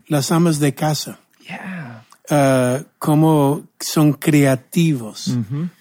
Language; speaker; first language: Spanish; non-native, fluent; English